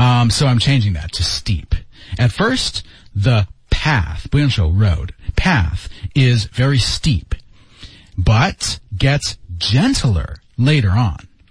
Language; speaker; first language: English; native; English